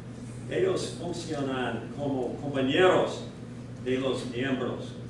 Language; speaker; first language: Spanish; non-native, learner; English